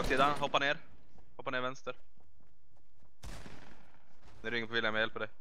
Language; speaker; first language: Swedish; native; Swedish